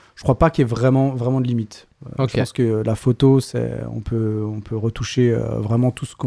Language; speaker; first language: French; native; French